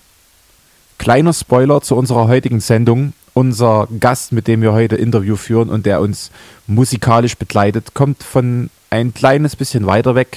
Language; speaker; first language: German; native; German